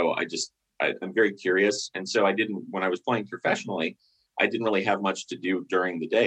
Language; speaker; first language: English; native; English